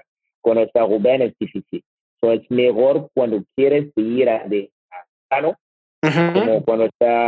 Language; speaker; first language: Spanish; non-native, learner; French